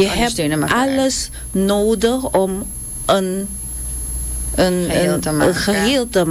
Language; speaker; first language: Dutch; non-native, local second language; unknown